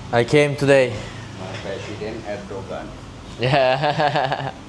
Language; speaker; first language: English; non-native, learner; Turkish